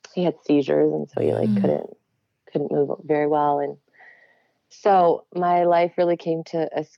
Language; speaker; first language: English; native; English